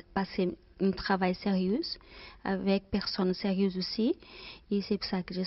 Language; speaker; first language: French; non-native, fluent; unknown